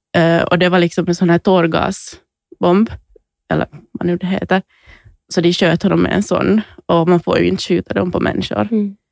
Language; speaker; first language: Swedish; native; Swedish